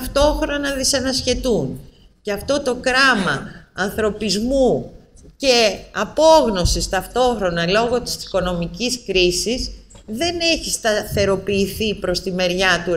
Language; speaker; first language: Greek; native; Greek